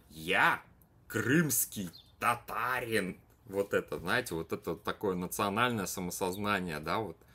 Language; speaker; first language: Russian; native; Russian